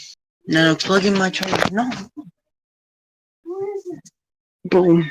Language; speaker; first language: English; native; English